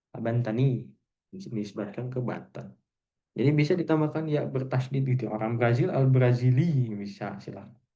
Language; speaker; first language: Indonesian; native; Indonesian